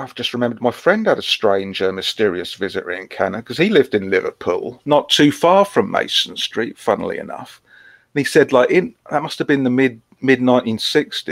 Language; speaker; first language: English; native; English